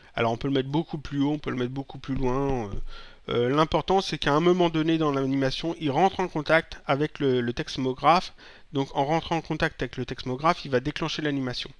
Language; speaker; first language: French; native; French